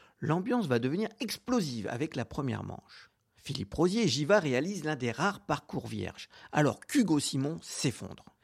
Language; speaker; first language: French; native; French